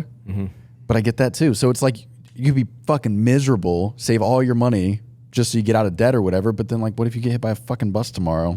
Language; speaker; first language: English; native; English